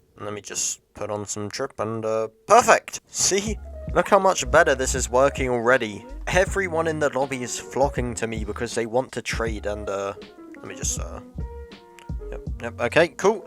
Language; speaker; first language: English; native; English